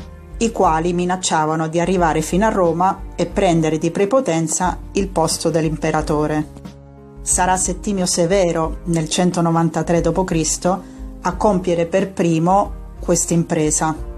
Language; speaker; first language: Italian; native; Italian